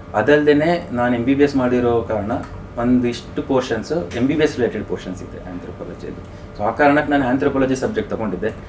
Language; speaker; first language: Kannada; native; Kannada